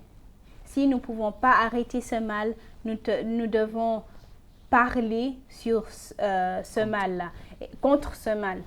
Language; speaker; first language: French; non-native, fluent; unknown